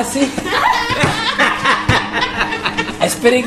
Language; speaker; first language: Spanish; non-native, learner; French